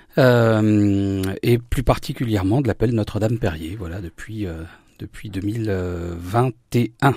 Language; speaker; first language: French; native; French